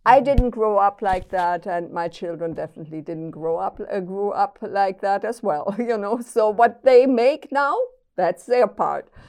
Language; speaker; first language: English; non-native, fluent; German